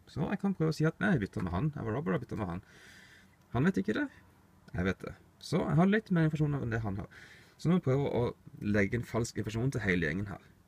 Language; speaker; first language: Norwegian; native; Norwegian